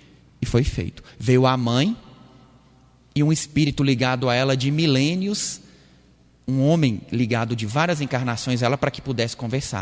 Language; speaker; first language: Portuguese; native; Portuguese